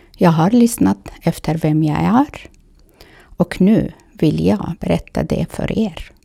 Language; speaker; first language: Swedish; non-native, fluent; Kurdish